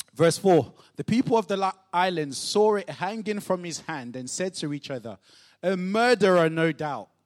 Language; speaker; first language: English; non-native, local second language; Yoruba